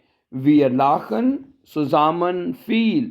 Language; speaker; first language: German; non-native, learner; Urdu